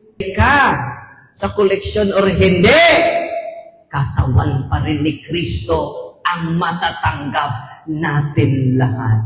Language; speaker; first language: Filipino; non-native, local second language; Cebuano